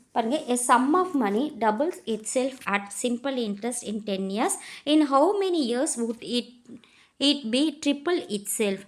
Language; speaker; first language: English; non-native, local second language; Tamil